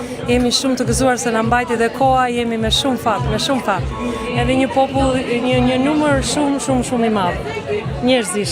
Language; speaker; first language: Albanian; native; Albanian